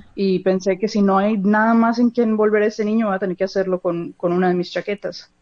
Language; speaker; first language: Spanish; native; Spanish